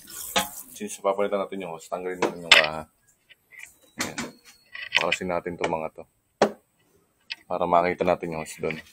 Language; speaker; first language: Filipino; native; Filipino